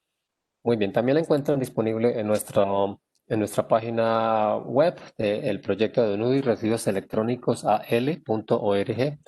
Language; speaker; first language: Spanish; native; Spanish